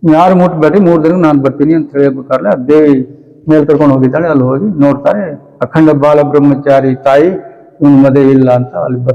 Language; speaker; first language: Kannada; non-native, local second language; Lambadi